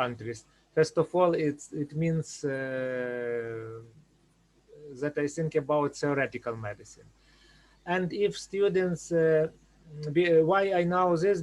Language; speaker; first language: English; non-native, learner; Ukrainian